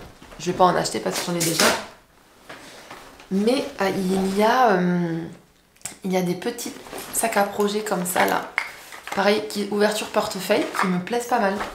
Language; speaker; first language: French; native; French